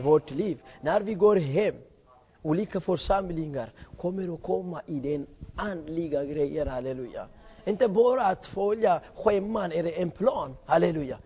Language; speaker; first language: Swedish; non-native, fluent; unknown